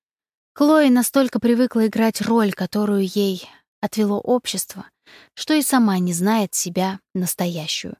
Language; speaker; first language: Russian; native; Russian